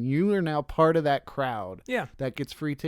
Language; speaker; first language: English; native; English